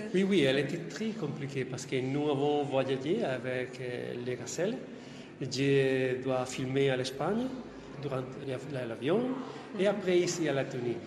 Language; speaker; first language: French; non-native, learner; Spanish